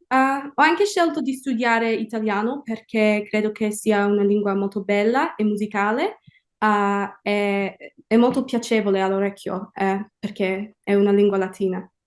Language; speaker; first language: Italian; non-native, fluent; English